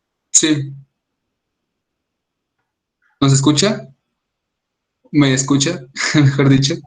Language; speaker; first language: Spanish; native; Spanish